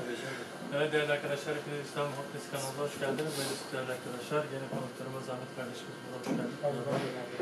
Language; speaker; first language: Turkish; native; Turkish